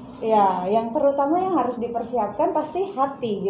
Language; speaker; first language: Indonesian; native; Indonesian